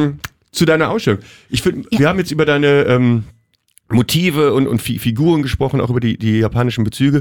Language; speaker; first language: German; native; German